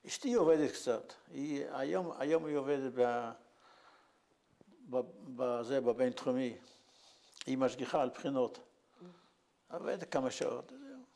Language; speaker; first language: Hebrew; non-native, fluent; Yiddish